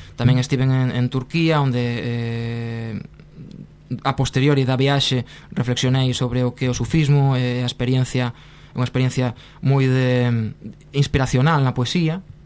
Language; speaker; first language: Galician; non-native, local second language; Spanish